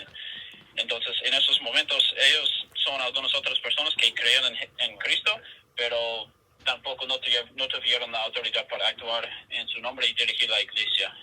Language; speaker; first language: Spanish; non-native, fluent; English